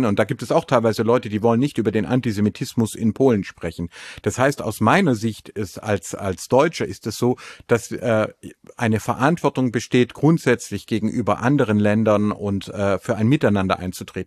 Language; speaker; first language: German; native; German